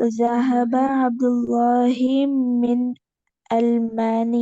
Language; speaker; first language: Arabic; non-native, learner; Urdu